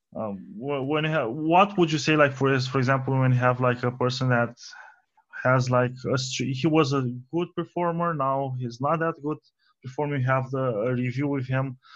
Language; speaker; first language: English; non-native, fluent; Romanian